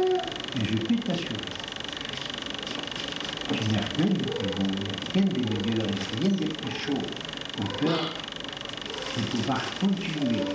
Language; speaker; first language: French; non-native, fluent; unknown